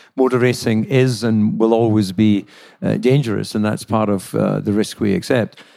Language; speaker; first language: English; native; English